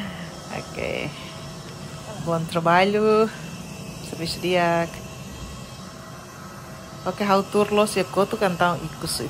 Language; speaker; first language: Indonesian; non-native, local second language; Tetum